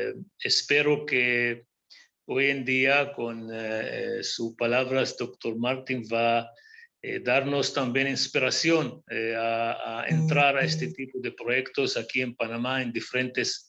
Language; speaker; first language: Spanish; non-native, fluent; Hebrew